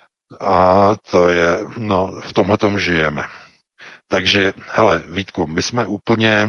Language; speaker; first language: Czech; native; Czech